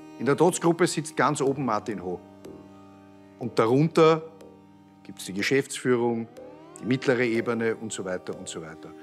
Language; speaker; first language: German; native; German